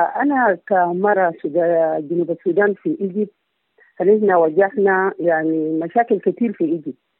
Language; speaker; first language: Arabic; non-native, local second language; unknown